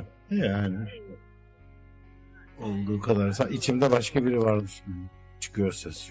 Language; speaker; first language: Turkish; native; Turkish